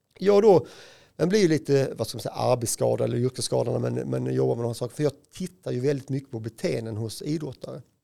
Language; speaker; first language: Swedish; native; Swedish